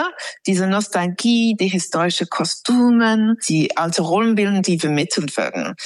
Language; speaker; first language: German; non-native, fluent; English